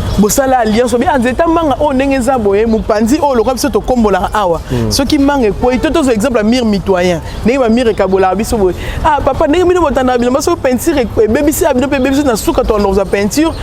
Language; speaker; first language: Lingala; native; Lingala